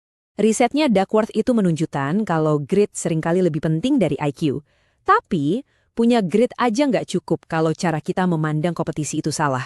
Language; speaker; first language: Indonesian; native; Indonesian